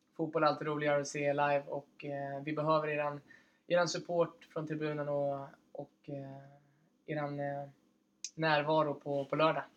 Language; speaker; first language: Swedish; native; Swedish